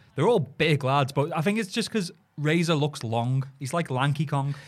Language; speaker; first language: English; native; English